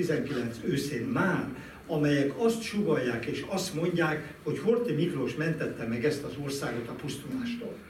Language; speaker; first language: Hungarian; native; Hungarian